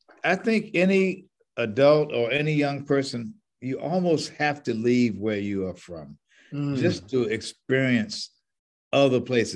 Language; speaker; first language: English; native; English